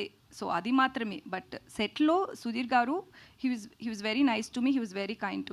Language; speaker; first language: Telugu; non-native, learner; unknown